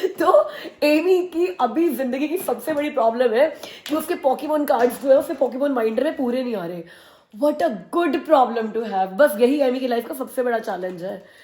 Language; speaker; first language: Hindi; native; Hindi